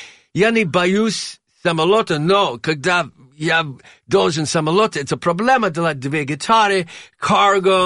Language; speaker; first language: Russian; non-native, learner; English